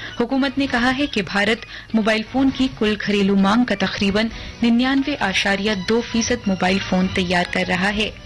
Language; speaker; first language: Urdu; non-native, local second language; Hindi